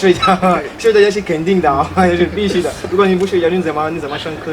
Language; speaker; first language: Chinese; non-native, learner; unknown